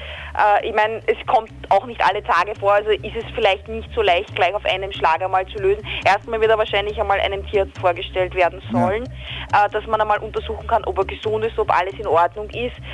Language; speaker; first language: German; native; German